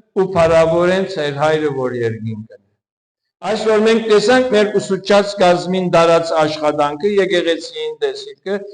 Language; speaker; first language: Armenian; early bilingual, heritage; Armenian